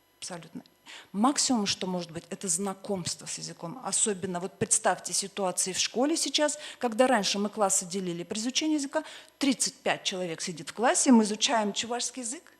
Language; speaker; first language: Russian; native; Russian